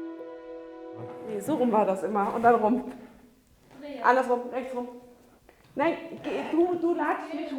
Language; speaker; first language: German; native; German